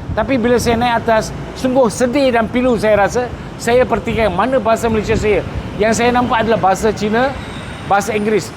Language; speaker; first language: Malay; non-native, local second language; Tamil